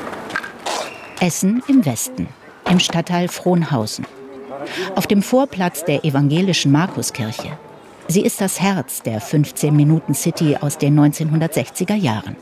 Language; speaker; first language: German; native; German